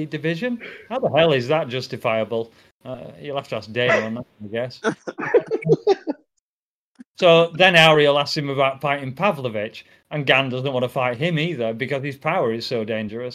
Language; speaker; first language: English; native; English